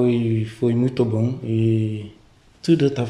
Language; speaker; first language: Portuguese; non-native, learner; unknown